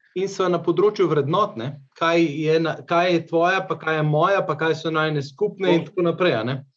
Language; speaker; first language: Slovenian; native; Slovenian